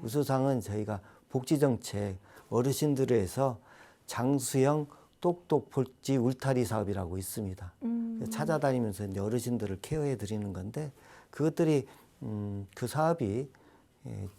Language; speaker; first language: Korean; native; Korean